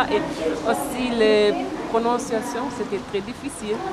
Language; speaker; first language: French; non-native, learner; German